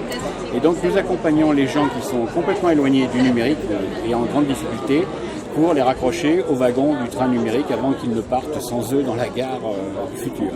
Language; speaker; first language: French; native; French